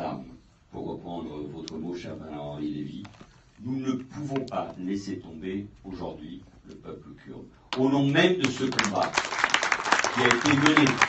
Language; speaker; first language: French; native; French